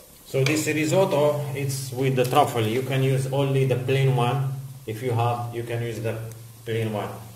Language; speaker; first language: English; non-native, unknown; Arabic